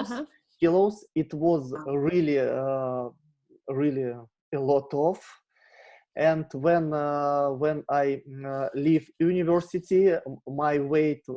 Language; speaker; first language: English; non-native, learner; Russian